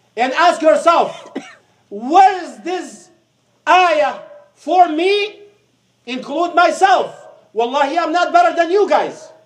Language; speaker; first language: English; non-native, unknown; Arabic